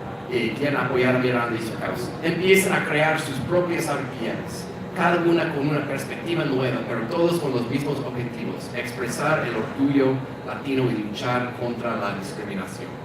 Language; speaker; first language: Spanish; non-native, fluent; English